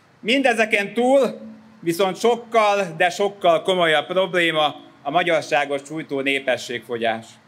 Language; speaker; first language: Hungarian; native; Hungarian